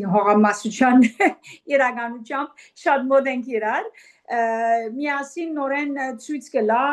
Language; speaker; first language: Armenian; early bilingual, heritage; Armenian